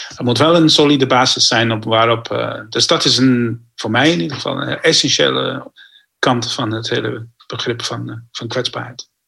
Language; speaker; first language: Dutch; non-native, fluent; English